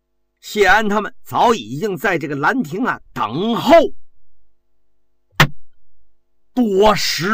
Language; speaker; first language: Chinese; native; Chinese